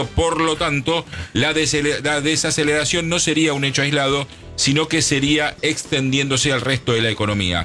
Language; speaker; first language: Spanish; native; Spanish